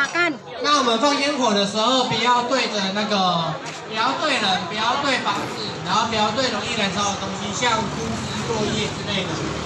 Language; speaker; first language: Chinese; native; Chinese